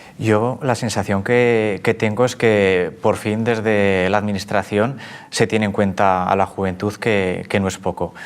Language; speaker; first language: Spanish; native; Spanish